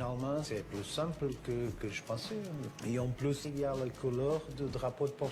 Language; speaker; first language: French; non-native, fluent; Portuguese